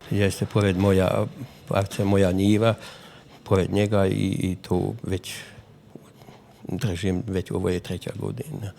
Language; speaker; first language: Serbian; non-native, local second language; Hungarian